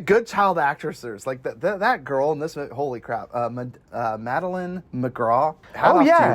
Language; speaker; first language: English; native; English